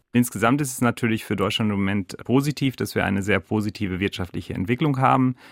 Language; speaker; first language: German; native; German